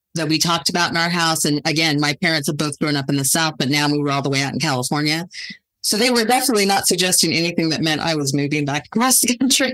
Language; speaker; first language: English; native; English